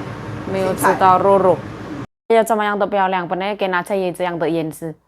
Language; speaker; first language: Chinese; non-native, learner; Indonesian